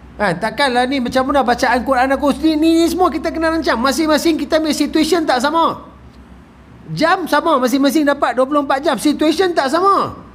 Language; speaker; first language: Malay; native; Malay